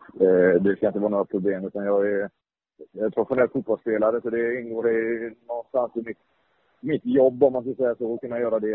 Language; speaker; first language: Swedish; native; Swedish